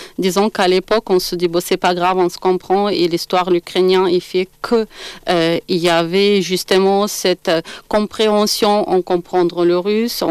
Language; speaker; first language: French; non-native, fluent; Ukrainian